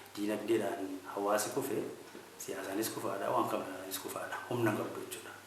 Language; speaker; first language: Oromo; native; Oromo